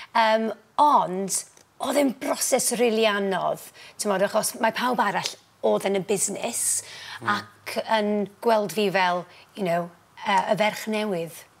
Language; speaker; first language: Welsh; non-native, local second language; English